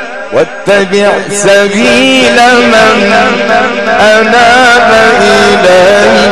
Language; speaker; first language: Arabic; native; Arabic